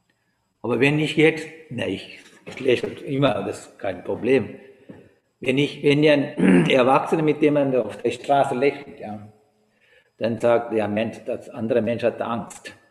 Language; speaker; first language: German; non-native, learner; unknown